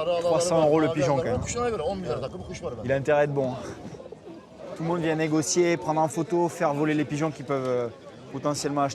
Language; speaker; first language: French; native; French